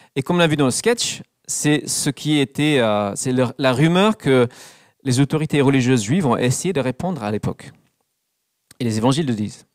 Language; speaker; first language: French; non-native, fluent; English